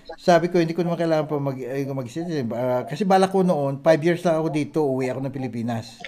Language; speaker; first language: Filipino; non-native, local second language; Cebuano